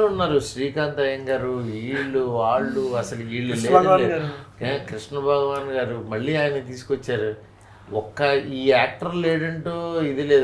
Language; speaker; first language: Telugu; native; Telugu